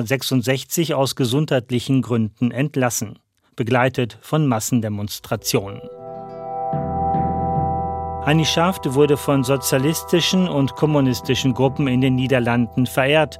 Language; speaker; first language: German; native; German